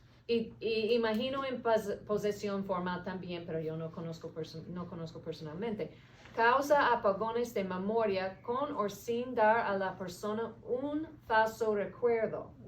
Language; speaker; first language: Spanish; non-native, learner; English